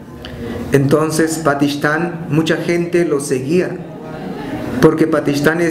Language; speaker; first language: Spanish; non-native, local second language; Tzotzil